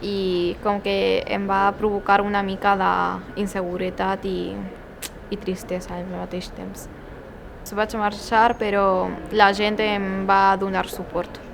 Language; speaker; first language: Catalan; early bilingual, other home language; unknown